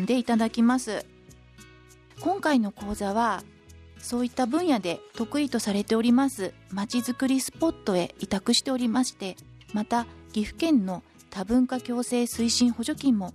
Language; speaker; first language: Japanese; native; Japanese